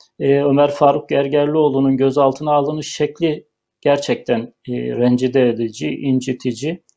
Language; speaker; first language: Turkish; native; Turkish